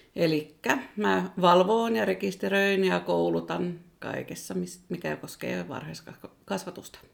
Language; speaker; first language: Finnish; non-native, local second language; Swedish